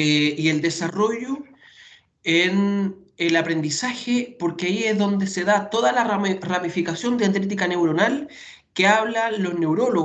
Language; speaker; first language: Spanish; native; Spanish